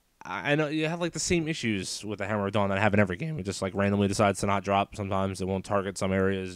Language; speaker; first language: English; native; English